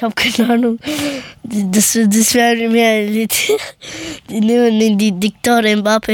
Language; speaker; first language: German; early bilingual, other home language; Persian